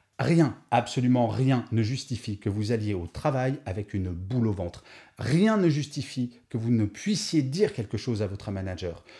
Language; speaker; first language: French; native; French